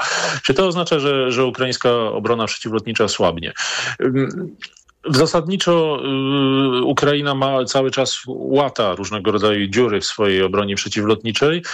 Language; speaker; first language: Polish; native; Polish